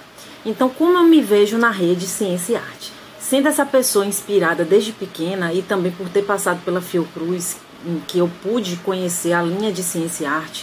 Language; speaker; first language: Portuguese; native; Portuguese